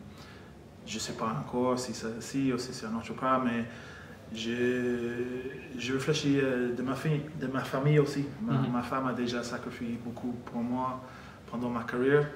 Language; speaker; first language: French; non-native, fluent; English